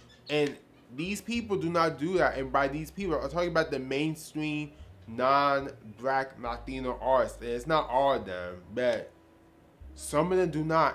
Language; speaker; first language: English; early bilingual, other home language; Spanish